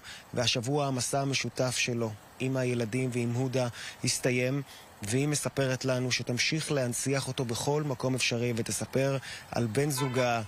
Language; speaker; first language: Hebrew; native; Hebrew